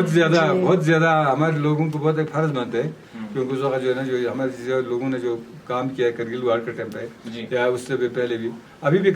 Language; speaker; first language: Hindi; non-native, local second language; Balti